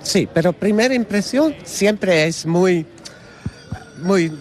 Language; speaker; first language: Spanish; non-native, learner; Dutch